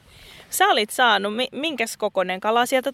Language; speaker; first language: Finnish; native; Finnish